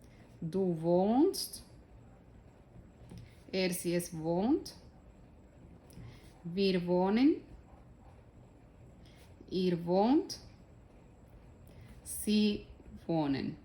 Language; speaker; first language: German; non-native, fluent; Spanish